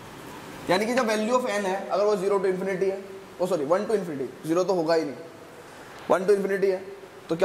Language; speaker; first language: Hindi; native; Hindi